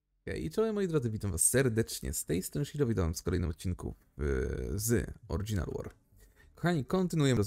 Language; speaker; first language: Polish; native; Polish